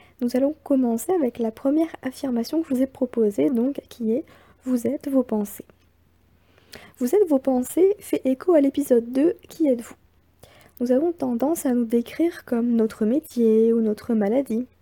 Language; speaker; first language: French; native; French